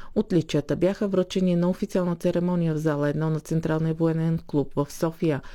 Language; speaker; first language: Bulgarian; non-native, local second language; Turkish